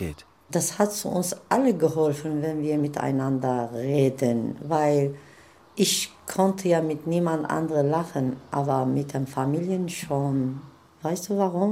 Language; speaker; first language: German; non-native, learner; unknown